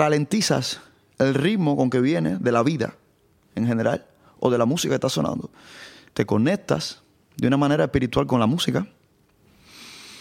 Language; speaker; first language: Spanish; native; Spanish